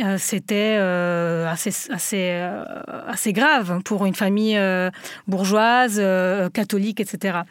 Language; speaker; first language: French; non-native, fluent; Italian